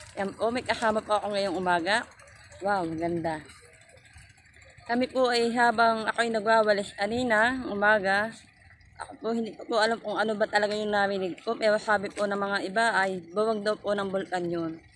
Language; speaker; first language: Filipino; native; Filipino